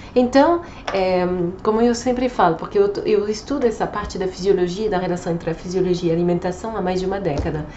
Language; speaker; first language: Portuguese; non-native, fluent; French